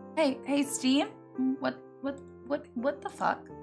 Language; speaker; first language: English; native; English